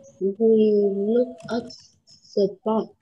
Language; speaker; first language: English; non-native, learner; Vietnamese